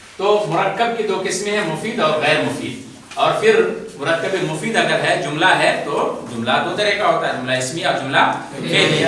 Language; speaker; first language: Urdu; native; Urdu